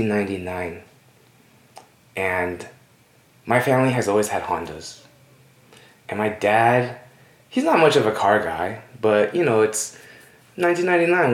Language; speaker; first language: English; native; English